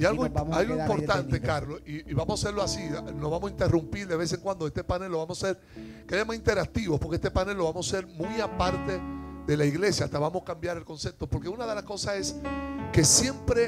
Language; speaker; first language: Spanish; native; Spanish